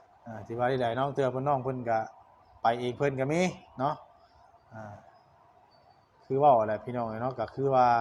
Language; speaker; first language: Thai; non-native, local second language; Lao